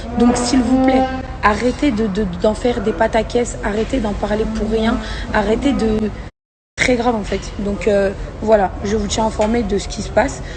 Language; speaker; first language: French; early bilingual, other home language; Arabic